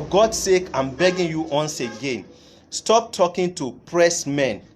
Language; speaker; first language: English; non-native, local second language; Yoruba